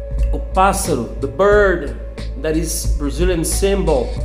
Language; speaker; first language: English; non-native, fluent; Portuguese